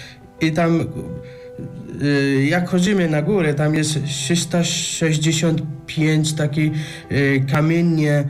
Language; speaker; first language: Polish; non-native, learner; Nepali